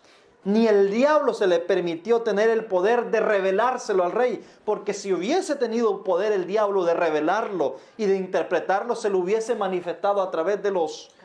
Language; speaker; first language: Spanish; native; Spanish